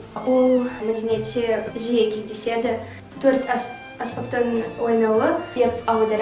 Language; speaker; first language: Kazakh; non-native, local second language; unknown